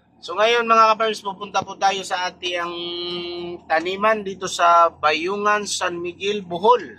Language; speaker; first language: Filipino; non-native, local second language; Cebuano